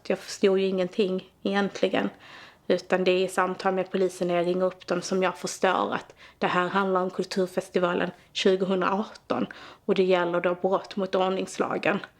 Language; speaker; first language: Swedish; native; Swedish